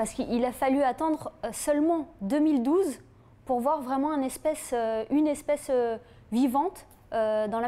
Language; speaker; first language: French; native; French